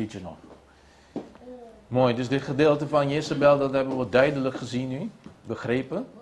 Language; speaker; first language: Dutch; non-native, local second language; Papiamento